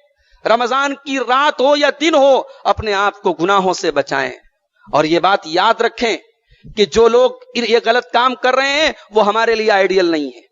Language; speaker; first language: Urdu; native; Urdu